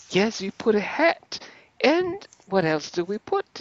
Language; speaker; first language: English; non-native, fluent; Russian